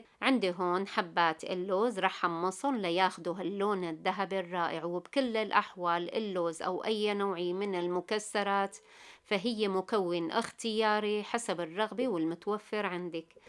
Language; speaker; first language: Arabic; native; Arabic